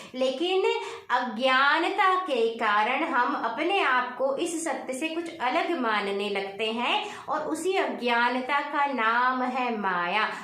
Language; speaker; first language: Hindi; native; Hindi